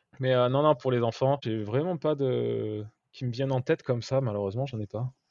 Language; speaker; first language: French; native; French